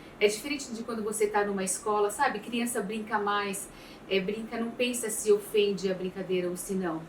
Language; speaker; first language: Portuguese; early bilingual, other home language; Arabic